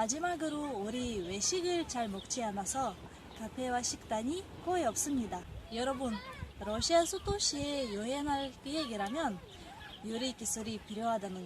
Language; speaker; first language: Korean; non-native, fluent; Russian